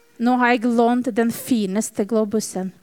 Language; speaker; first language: Norwegian; non-native, fluent; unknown